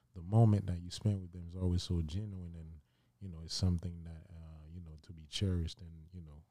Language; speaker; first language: English; early bilingual, other home language; Haitian Creole